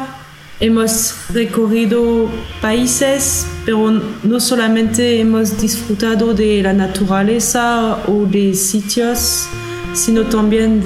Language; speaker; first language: Spanish; non-native, learner; French